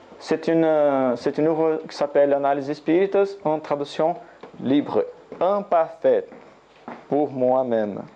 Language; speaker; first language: French; non-native, learner; Portuguese